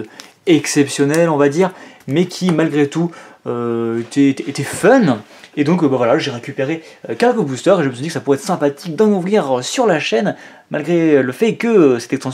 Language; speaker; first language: French; native; French